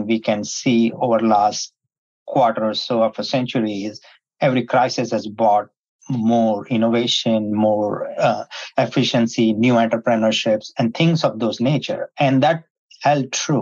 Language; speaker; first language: English; non-native, local second language; Hindi